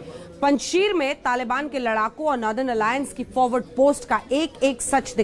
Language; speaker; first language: Hindi; native; Hindi